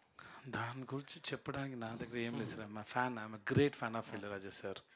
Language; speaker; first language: Telugu; non-native, learner; Tamil